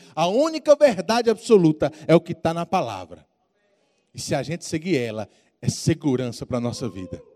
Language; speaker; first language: Portuguese; native; Portuguese